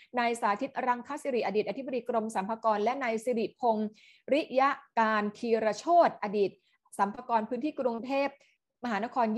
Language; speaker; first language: Thai; native; Thai